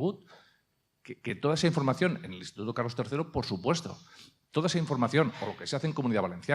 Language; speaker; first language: Spanish; native; Spanish